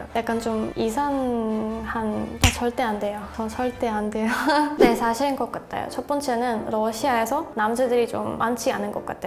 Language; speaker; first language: Korean; non-native, fluent; Russian